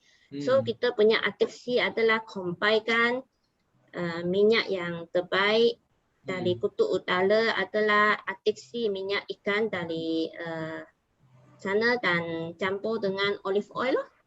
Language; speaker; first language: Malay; non-native, local second language; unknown